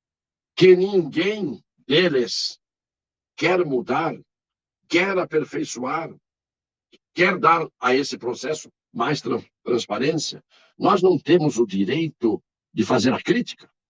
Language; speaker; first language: Portuguese; native; Portuguese